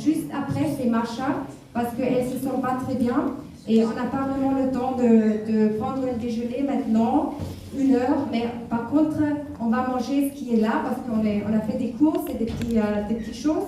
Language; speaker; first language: French; non-native, fluent; German